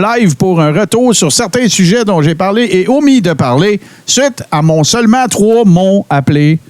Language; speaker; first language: French; native; French